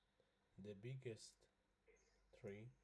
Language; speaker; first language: English; non-native, learner; Spanish